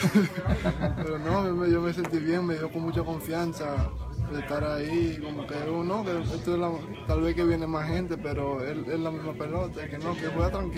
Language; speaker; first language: Spanish; non-native, local second language; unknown